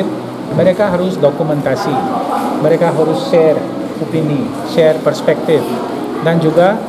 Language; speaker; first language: Indonesian; non-native, fluent; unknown